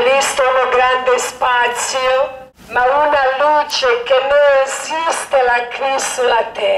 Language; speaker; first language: Italian; non-native, learner; Croatian